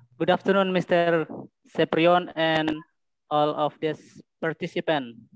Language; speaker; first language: English; non-native, learner; Indonesian